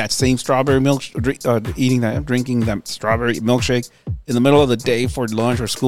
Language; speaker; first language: English; early bilingual, other home language; Spanish